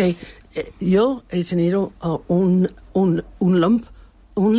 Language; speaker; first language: Spanish; non-native, learner; English